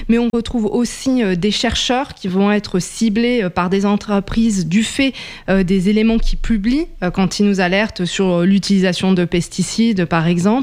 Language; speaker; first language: French; native; French